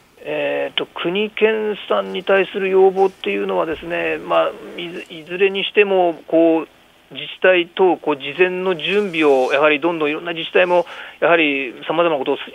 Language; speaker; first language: Japanese; native; Japanese